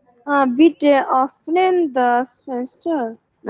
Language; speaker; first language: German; non-native, learner; Bangla